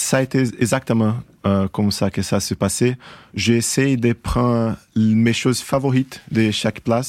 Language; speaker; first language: French; non-native, fluent; Portuguese